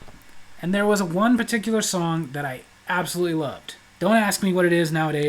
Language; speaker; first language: English; native; English